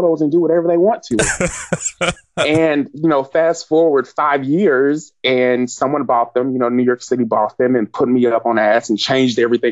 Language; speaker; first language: English; native; English